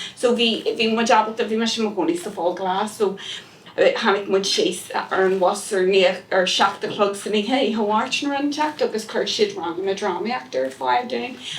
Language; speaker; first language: Irish; non-native, local second language; English